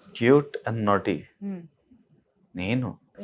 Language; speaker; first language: Telugu; non-native, local second language; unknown